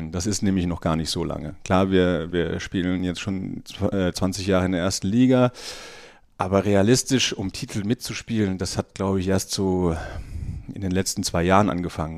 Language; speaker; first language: German; native; German